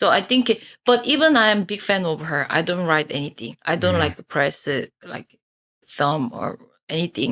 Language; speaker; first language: English; non-native, fluent; Korean